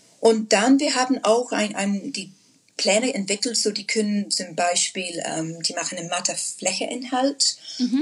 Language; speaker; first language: German; non-native, learner; English